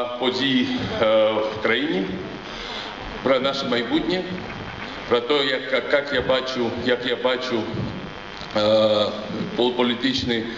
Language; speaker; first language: Ukrainian; non-native, learner; Georgian